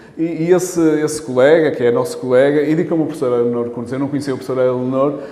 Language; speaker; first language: Portuguese; native; Portuguese